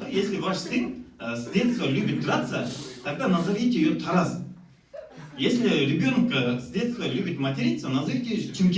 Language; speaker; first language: Russian; non-native, local second language; Kazakh